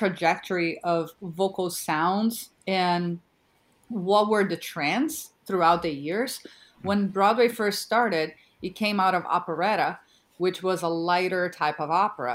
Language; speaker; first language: English; non-native, fluent; Portuguese